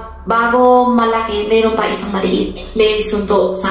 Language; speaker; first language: Filipino; non-native, learner; Chinese